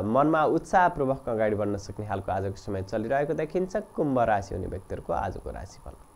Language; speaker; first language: Nepali; native; Nepali